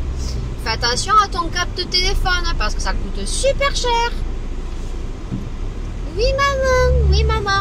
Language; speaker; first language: French; native; French